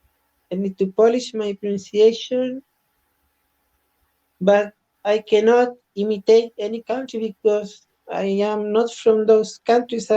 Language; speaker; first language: English; non-native, learner; Spanish